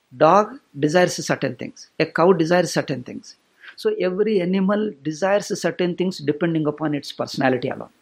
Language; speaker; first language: English; non-native, local second language; Kannada